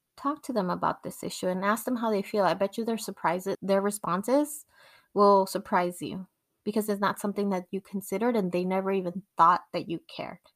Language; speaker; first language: English; non-native, fluent; Spanish